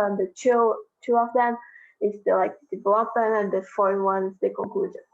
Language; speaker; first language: English; non-native, fluent; Portuguese